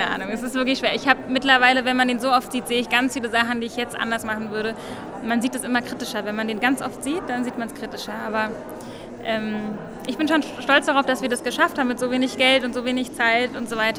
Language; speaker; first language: German; native; German